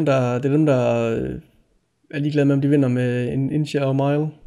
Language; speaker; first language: Danish; native; Danish